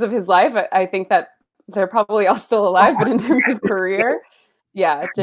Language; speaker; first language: English; early bilingual, other home language; Spanish